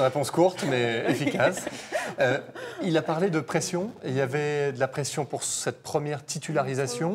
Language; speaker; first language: French; native; French